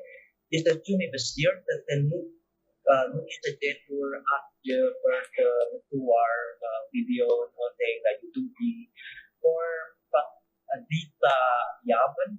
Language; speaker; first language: Albanian; non-native, learner; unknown